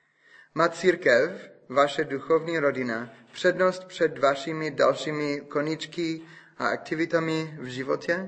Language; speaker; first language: Czech; non-native, fluent; English